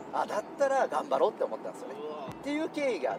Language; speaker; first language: Japanese; native; Japanese